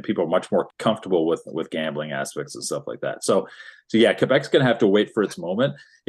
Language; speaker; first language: English; native; English